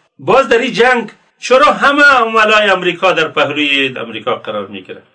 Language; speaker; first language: Persian; native; Persian